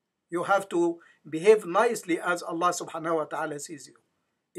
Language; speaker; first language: English; non-native, fluent; Arabic